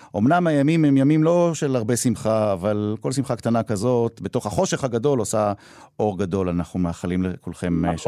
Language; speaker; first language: Hebrew; native; Hebrew